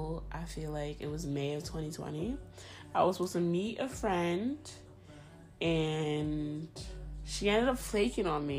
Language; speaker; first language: English; early bilingual, other home language; Spanish